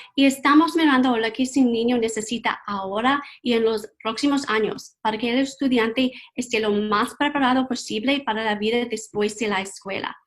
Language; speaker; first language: Spanish; non-native, learner; English